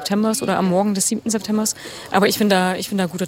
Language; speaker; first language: German; native; German